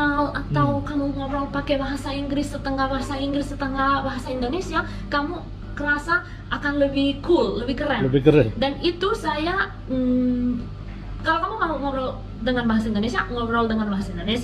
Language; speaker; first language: Indonesian; non-native, fluent; Spanish